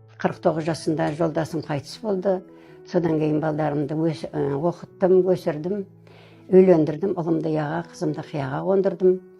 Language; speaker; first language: Kazakh; early bilingual, other home language; Russian